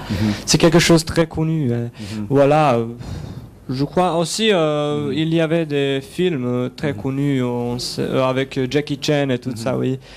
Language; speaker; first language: French; non-native, learner; Serbian